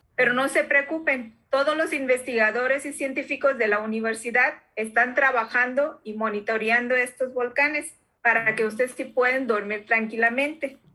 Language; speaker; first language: Spanish; non-native, fluent; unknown